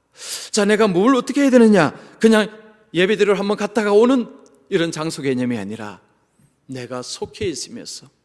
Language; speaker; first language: Korean; native; Korean